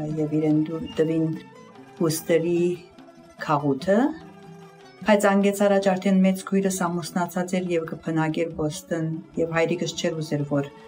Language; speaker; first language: Armenian; early bilingual, heritage; Armenian